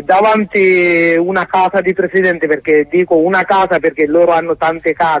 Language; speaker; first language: Italian; non-native, learner; Sinhala